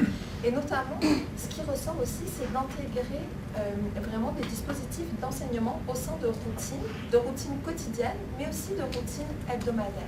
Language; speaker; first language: French; native; French